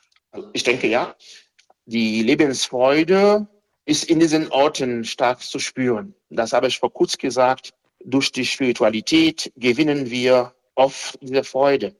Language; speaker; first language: German; non-native, fluent; Haitian Creole